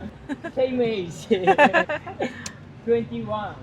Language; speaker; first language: English; non-native, learner; Japanese